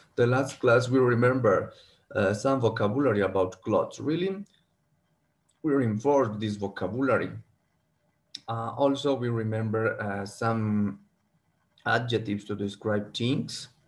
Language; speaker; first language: English; non-native, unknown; Spanish